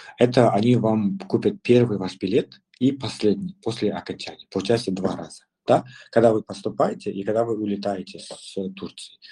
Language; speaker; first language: Russian; non-native, local second language; Kazakh